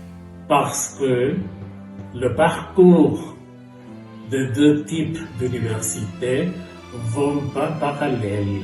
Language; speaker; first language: French; non-native, fluent; Spanish